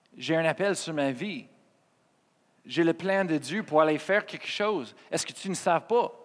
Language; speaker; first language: French; non-native, fluent; English